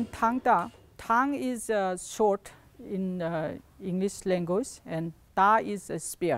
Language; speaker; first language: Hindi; non-native, local second language; Manipuri